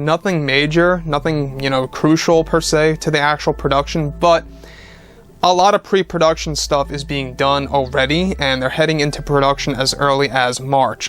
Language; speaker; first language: English; native; English